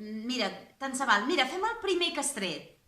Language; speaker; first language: Catalan; native; Catalan